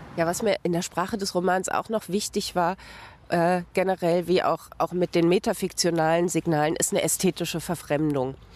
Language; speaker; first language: German; native; German